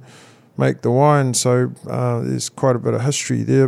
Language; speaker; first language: English; native; English